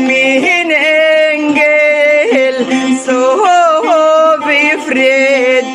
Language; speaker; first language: Swedish; non-native, fluent; Kurdish